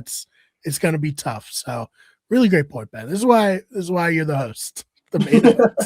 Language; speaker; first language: English; native; English